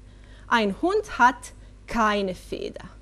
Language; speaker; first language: German; non-native, fluent; Bosnian